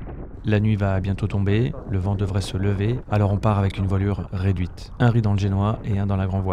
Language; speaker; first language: French; native; French